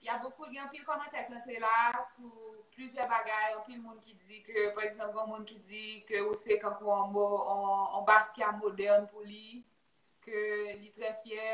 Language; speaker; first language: French; native; French